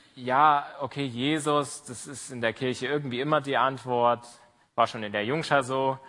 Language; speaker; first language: German; native; German